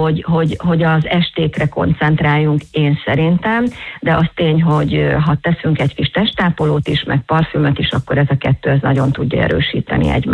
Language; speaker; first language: Hungarian; native; Hungarian